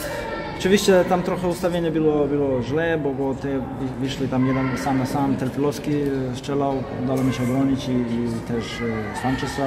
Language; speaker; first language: Polish; non-native, fluent; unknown